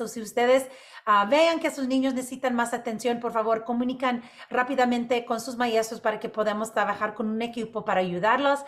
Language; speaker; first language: Spanish; non-native, local second language; English